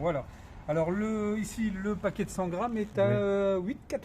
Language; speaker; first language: French; native; French